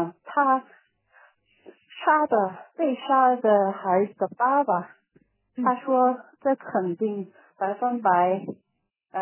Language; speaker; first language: Chinese; non-native, learner; Korean